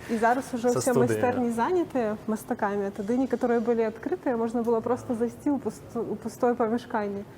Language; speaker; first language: Belarusian; non-native, local second language; Russian